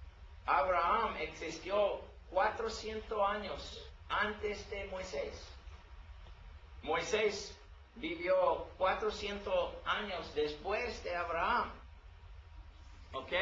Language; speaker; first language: Spanish; non-native, learner; English